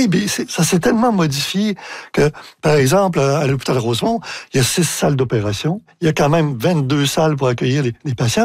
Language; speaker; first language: French; native; French